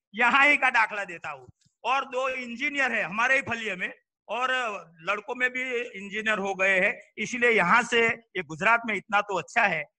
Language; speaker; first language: Hindi; non-native, local second language; Gujarati